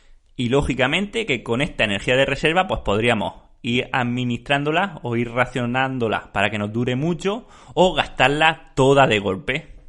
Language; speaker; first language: Spanish; native; Spanish